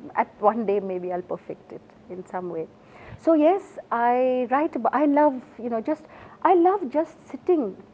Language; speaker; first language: English; non-native, local second language; Assamese